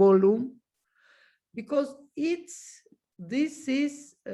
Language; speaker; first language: English; non-native, learner; Georgian